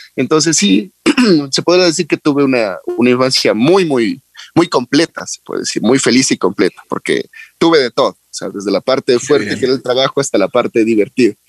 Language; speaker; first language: Spanish; native; Spanish